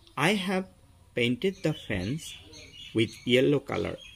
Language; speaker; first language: English; non-native, local second language; Assamese